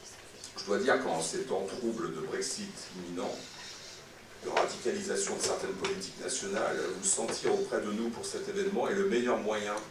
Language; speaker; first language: French; native; French